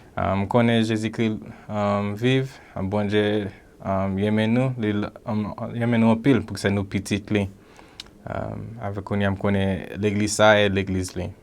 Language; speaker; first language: Haitian Creole; early bilingual, heritage; Haitian Creole